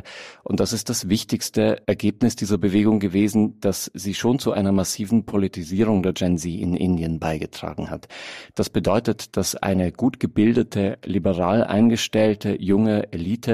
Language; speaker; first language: German; native; German